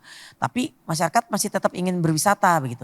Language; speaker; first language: Indonesian; native; Indonesian